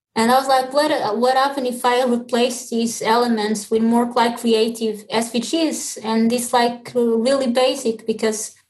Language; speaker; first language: English; early bilingual, other home language; Portuguese